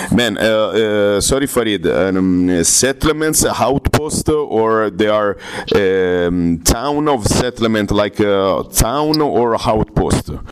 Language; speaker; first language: English; non-native, fluent; Italian